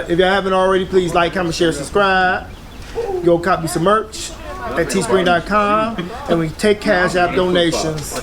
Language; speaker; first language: English; native; English